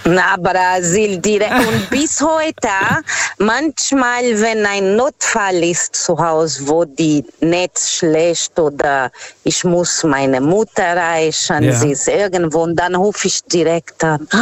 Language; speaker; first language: German; non-native, fluent; Portuguese